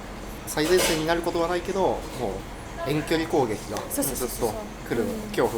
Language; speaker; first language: Japanese; native; Japanese